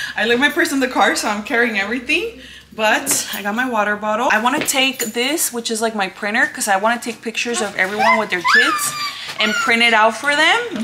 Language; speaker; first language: English; early bilingual, other home language; Spanish